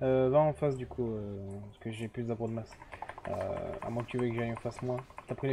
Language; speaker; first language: French; native; French